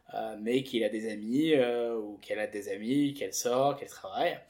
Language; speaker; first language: French; early bilingual, other home language; English